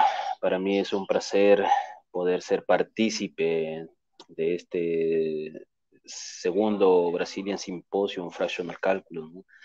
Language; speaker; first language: Spanish; native; Spanish